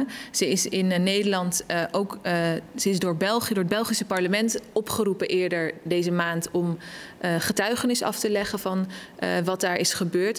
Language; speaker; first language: Dutch; native; Dutch